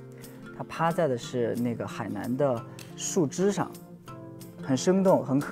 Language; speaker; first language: Chinese; native; Chinese